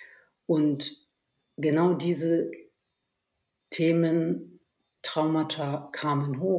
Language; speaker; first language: German; early bilingual, other home language; Turkish